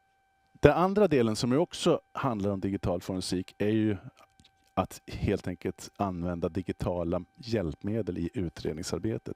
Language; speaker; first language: Swedish; native; Swedish